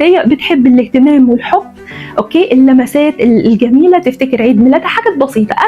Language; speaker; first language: Egyptian Arabic; early bilingual, heritage; Arabic